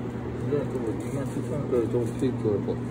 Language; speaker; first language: Korean; native; Korean